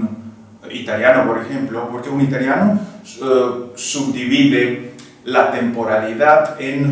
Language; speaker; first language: Spanish; non-native, fluent; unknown